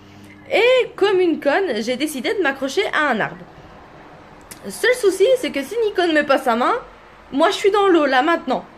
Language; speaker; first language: French; native; French